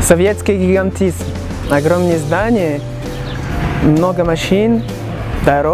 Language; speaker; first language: Russian; non-native, fluent; French